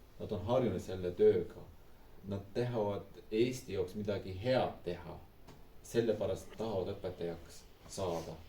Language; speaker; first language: Estonian; non-native, fluent; Turkish